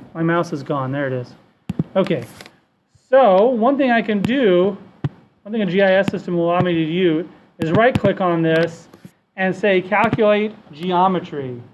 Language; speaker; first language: English; native; English